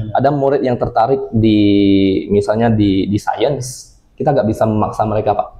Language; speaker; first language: Indonesian; non-native, local second language; Min Nan Chinese